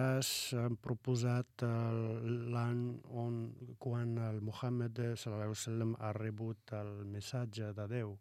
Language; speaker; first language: Catalan; non-native, fluent; Arabic